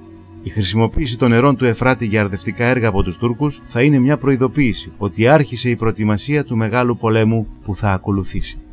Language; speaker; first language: Greek; native; Greek